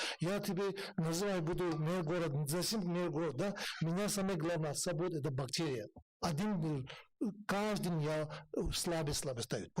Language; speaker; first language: Russian; non-native, learner; Tibetan